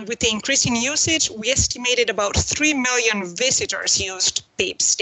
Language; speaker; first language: English; non-native, fluent; Spanish